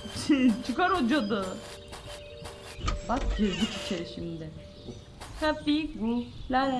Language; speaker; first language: Turkish; native; Turkish